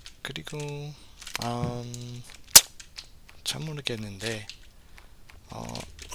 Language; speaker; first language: Korean; non-native, learner; English